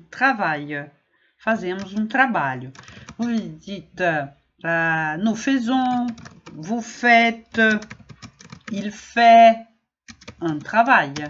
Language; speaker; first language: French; non-native, fluent; Portuguese